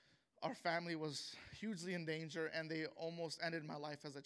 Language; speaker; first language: English; native; English